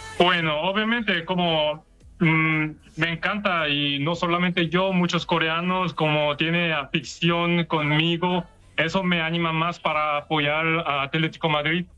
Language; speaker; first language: Spanish; non-native, learner; Korean